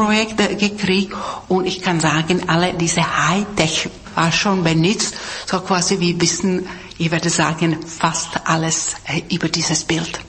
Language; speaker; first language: German; non-native, fluent; Czech